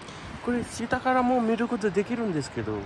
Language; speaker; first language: Japanese; non-native, learner; Nepali